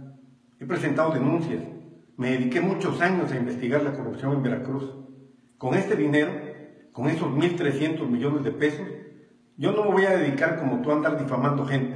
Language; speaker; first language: Spanish; native; Spanish